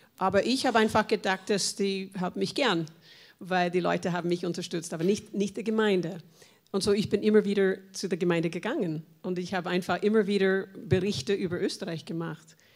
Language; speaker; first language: German; non-native, fluent; English